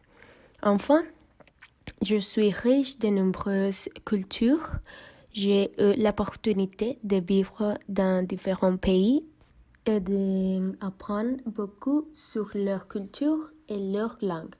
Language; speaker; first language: French; non-native, learner; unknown